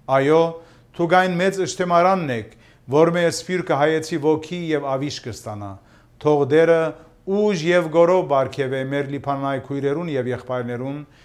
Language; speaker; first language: Armenian; early bilingual, heritage; Armenian